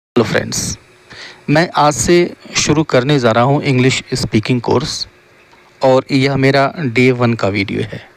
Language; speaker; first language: Hindi; native; Hindi